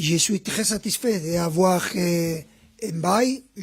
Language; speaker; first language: French; non-native, fluent; Spanish